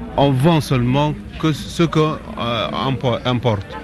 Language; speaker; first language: French; non-native, learner; Arabic